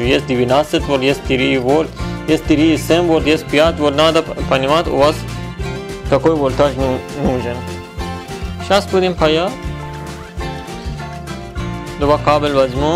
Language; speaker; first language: Russian; non-native, learner; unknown